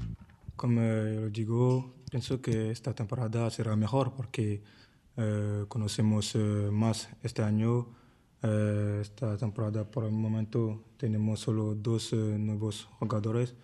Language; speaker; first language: Spanish; non-native, learner; French